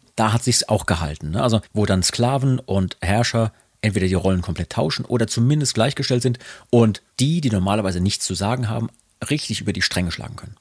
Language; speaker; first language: German; native; German